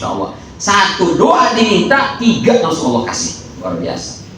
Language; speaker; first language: Indonesian; native; Indonesian